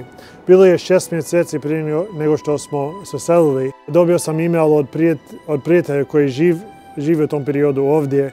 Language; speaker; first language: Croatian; non-native, learner; English